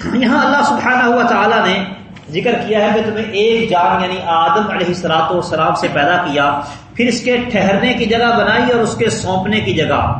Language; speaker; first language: Urdu; non-native, local second language; Punjabi